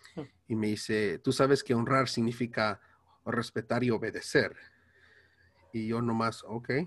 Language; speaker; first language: Spanish; early bilingual, heritage; Spanish